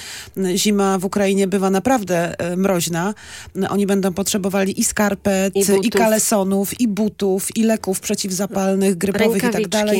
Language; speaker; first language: Polish; native; Polish